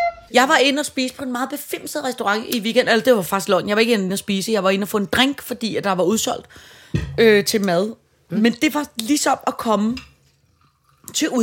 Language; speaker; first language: Danish; native; Danish